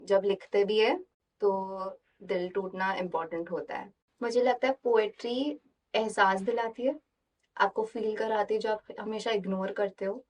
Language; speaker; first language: Hindi; native; Hindi